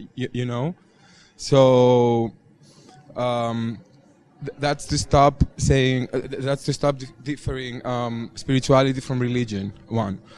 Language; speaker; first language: English; non-native, fluent; Greek